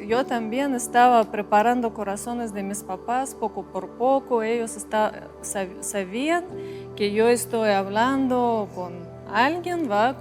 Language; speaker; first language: Spanish; non-native, fluent; Russian